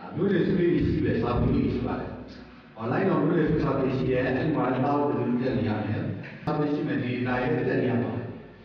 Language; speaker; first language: Burmese; non-native, local second language; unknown